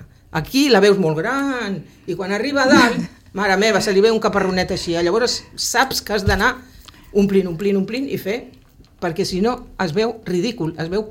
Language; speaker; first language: Catalan; native; Catalan